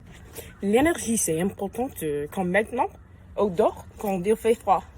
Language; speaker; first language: French; non-native, learner; English